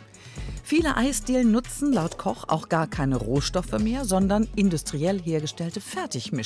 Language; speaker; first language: German; native; German